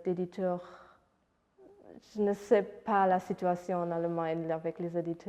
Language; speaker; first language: French; non-native, fluent; Luxembourgish